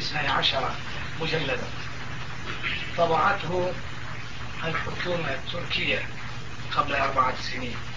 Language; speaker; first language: Arabic; non-native, fluent; Turkish